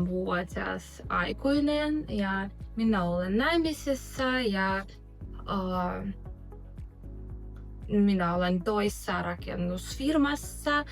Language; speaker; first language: Finnish; non-native, learner; Russian